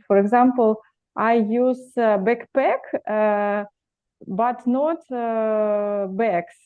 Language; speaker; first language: English; non-native, learner; Russian